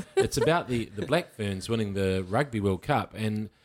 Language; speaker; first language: English; native; English